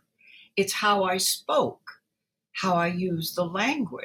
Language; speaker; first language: English; native; English